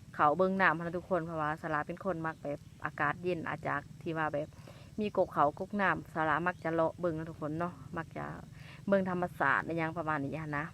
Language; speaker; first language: Lao; non-native, local second language; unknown